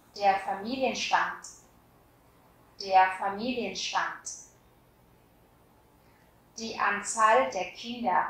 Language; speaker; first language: German; non-native, fluent; Vietnamese